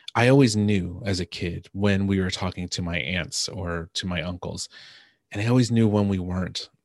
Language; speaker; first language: English; native; English